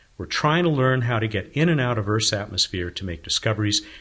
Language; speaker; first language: English; native; English